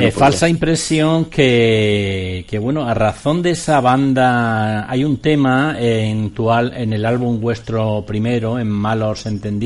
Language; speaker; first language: Spanish; native; Spanish